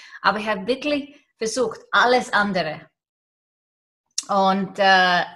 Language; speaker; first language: German; non-native, fluent; Icelandic